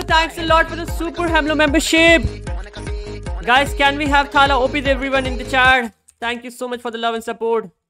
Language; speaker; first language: English; non-native, local second language; Hindi